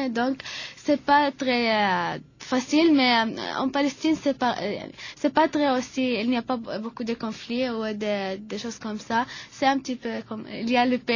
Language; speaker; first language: French; non-native, learner; Arabic